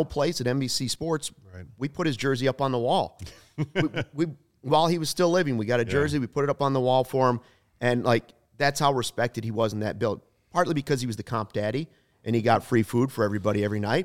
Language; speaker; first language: English; native; English